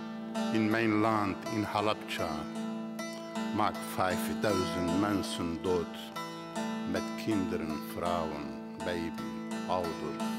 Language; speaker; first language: Dutch; non-native, learner; Kurdish